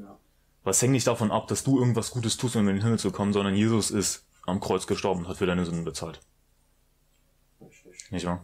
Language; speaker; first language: German; native; German